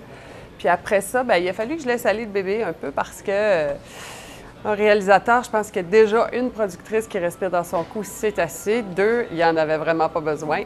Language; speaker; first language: French; native; French